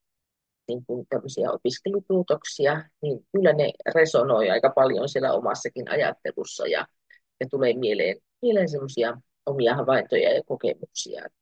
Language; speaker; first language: Finnish; native; Finnish